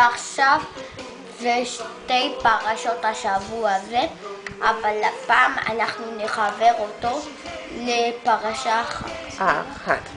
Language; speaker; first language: Hebrew; early bilingual, other home language; Spanish